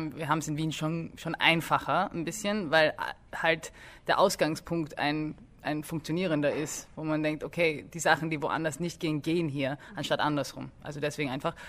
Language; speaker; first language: German; early bilingual, other home language; English